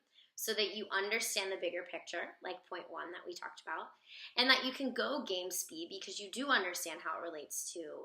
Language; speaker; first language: English; native; English